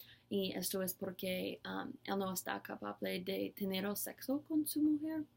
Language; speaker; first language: Spanish; non-native, learner; English